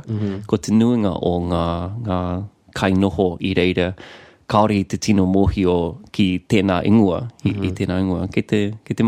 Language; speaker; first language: Māori; non-native, local second language; English